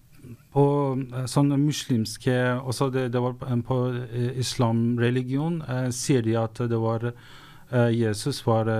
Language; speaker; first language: Norwegian; non-native, fluent; Persian